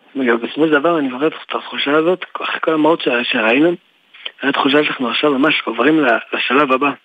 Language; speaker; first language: Hebrew; early bilingual, other home language; French